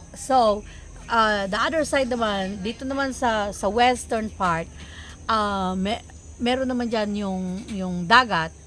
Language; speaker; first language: Filipino; non-native, local second language; Iloko